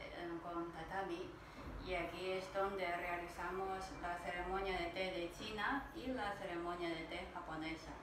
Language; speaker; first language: Spanish; non-native, fluent; Chinese